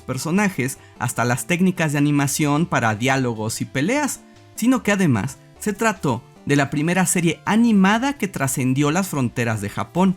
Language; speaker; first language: Spanish; native; Spanish